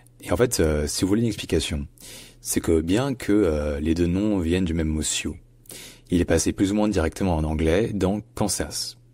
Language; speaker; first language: French; native; French